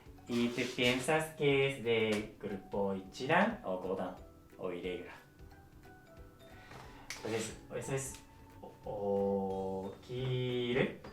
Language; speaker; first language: Spanish; non-native, fluent; Japanese